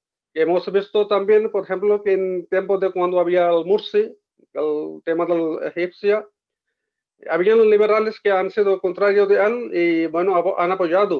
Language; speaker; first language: Spanish; non-native, fluent; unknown